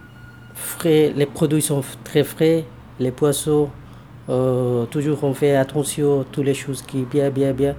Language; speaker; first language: French; non-native, learner; Bangla